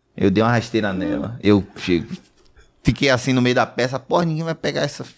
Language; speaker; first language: Portuguese; native; Portuguese